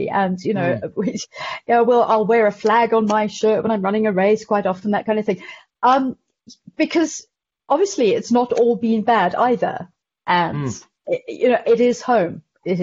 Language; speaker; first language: English; native; English